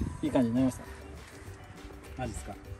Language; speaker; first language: Japanese; native; Japanese